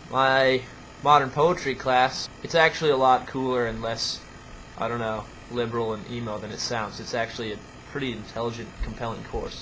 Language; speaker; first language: English; native; English